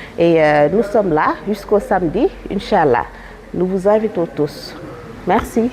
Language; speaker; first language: French; non-native, local second language; Wolof